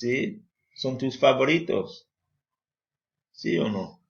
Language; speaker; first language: Spanish; non-native, fluent; English